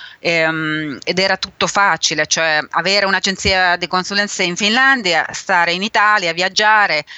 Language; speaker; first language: Italian; non-native, fluent; Finnish